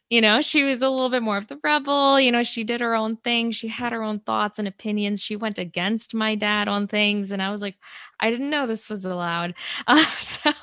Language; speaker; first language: English; native; English